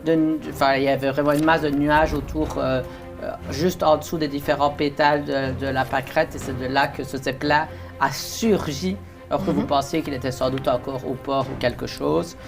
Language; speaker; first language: French; native; French